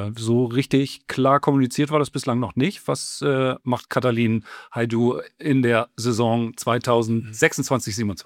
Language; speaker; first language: German; native; German